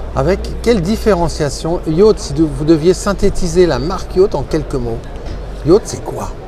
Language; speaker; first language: French; native; French